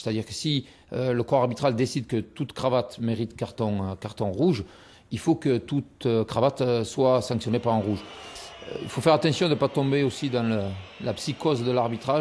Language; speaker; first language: French; native; French